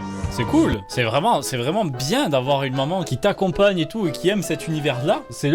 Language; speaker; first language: French; native; French